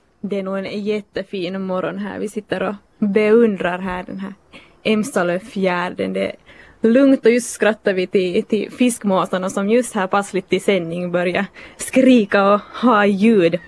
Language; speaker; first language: Swedish; native; Swedish